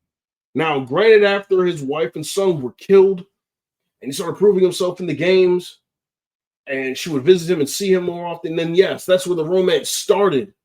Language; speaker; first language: English; native; English